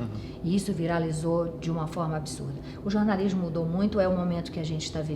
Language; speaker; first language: Portuguese; native; Portuguese